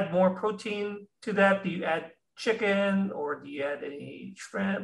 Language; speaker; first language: English; non-native, local second language; Filipino